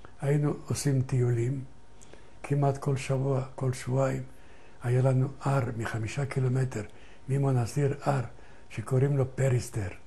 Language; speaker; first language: Hebrew; non-native, fluent; Ladino